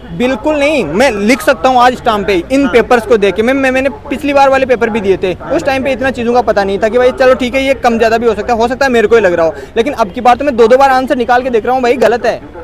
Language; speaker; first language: Hindi; native; Hindi